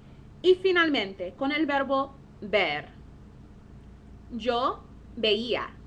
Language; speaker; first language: Spanish; non-native, fluent; English